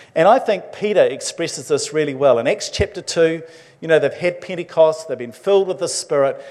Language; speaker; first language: English; native; English